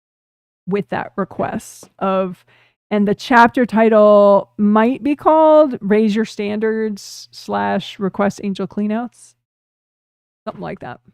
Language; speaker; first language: English; native; English